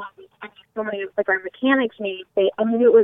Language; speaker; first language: English; native; English